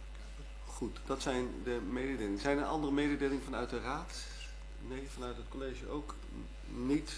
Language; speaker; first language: Dutch; native; Dutch